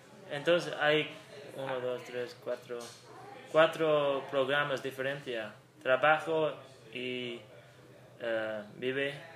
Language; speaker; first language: Spanish; non-native, learner; English